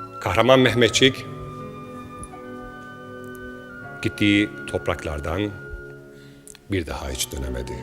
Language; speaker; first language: Turkish; native; Turkish